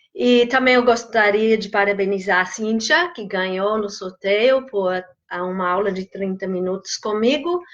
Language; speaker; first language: Portuguese; non-native, fluent; English